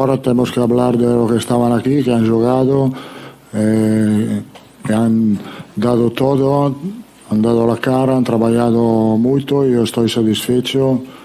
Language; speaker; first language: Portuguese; non-native, learner; Italian